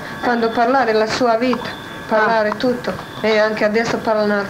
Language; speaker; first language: Italian; non-native, learner; Croatian